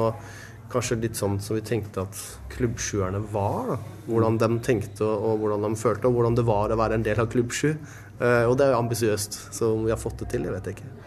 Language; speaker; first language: Norwegian; native; Norwegian